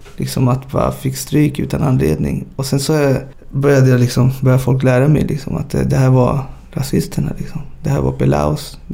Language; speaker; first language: Swedish; early bilingual, other home language; Spanish